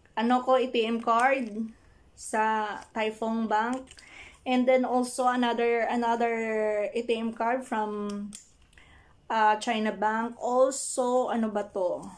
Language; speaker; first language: Filipino; non-native, local second language; Hiligaynon